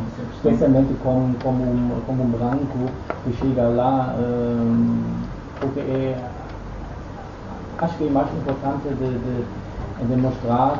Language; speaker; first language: Portuguese; non-native, fluent; Dutch